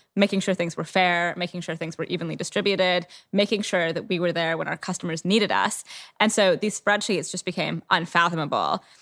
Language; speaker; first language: English; native; English